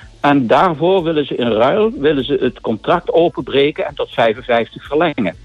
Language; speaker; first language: Dutch; native; Dutch